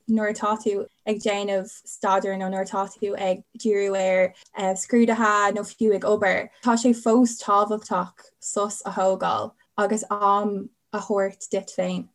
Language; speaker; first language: Irish; non-native, local second language; English